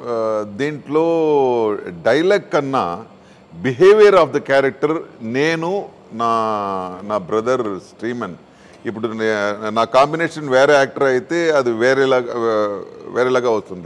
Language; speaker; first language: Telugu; non-native, fluent; Tamil